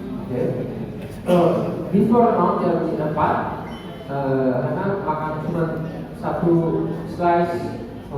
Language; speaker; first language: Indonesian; non-native, learner; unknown